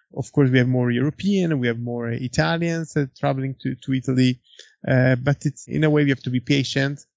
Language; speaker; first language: English; non-native, fluent; Italian